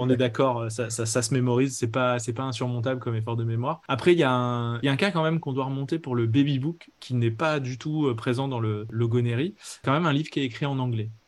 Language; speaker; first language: French; native; French